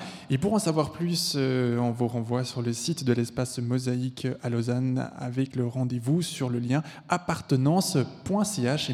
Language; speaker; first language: French; native; French